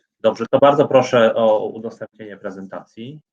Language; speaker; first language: Polish; native; Polish